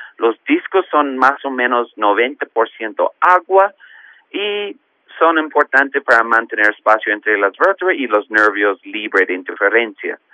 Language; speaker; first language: Spanish; non-native, fluent; English